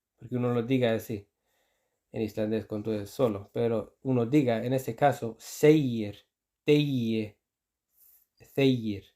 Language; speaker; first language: Spanish; non-native, fluent; Icelandic